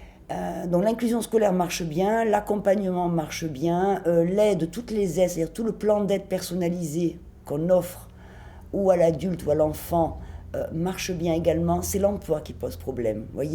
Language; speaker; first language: French; native; French